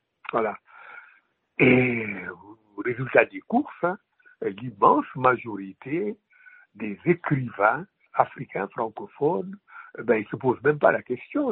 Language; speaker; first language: French; non-native, local second language; Wolof